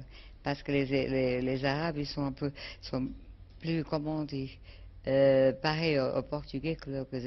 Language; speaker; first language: French; non-native, fluent; Portuguese